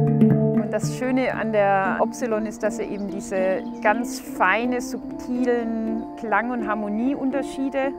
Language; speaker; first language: German; native; German